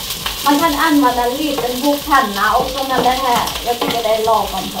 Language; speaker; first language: Swedish; non-native, learner; Thai